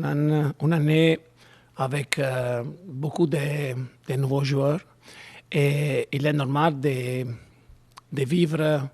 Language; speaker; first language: French; non-native, learner; Italian